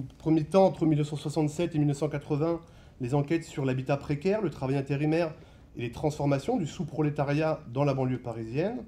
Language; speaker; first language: French; native; French